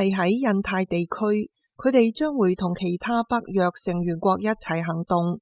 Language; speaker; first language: Chinese; non-native, local second language; Cantonese